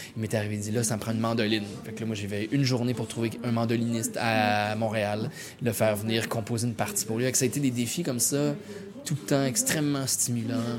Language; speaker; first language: French; native; French